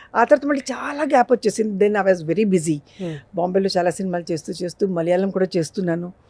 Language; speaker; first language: Telugu; non-native, local second language; Urdu